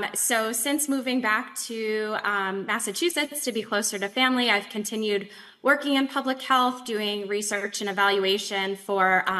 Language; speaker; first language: English; native; English